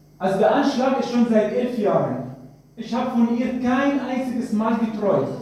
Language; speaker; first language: German; non-native, fluent; Arabic